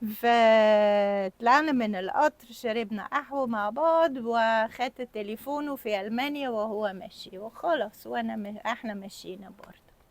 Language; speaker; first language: Egyptian Arabic; non-native, fluent; German